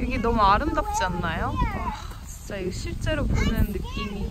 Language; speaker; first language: Korean; native; Korean